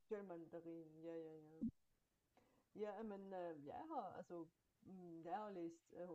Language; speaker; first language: Danish; non-native, fluent; Bulgarian